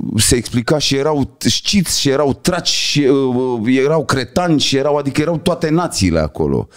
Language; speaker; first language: Romanian; native; Romanian